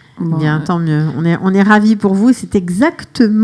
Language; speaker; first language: French; native; French